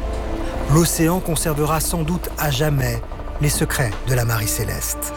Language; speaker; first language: French; native; French